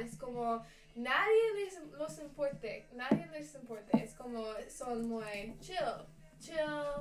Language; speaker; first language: Spanish; non-native, learner; English